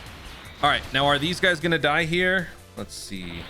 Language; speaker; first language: English; native; English